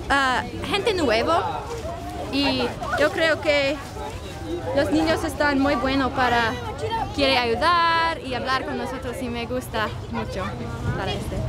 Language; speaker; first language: Spanish; non-native, learner; English